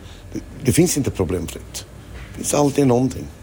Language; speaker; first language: Swedish; non-native, fluent; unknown